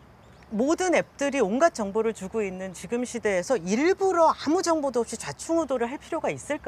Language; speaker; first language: Korean; native; Korean